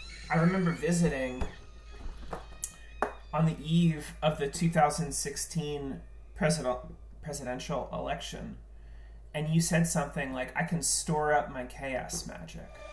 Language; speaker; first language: English; native; English